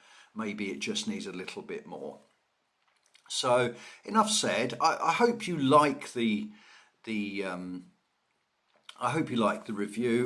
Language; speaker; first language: English; native; English